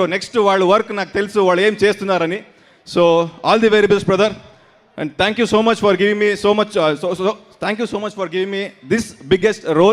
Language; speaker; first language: Telugu; non-native, learner; Kannada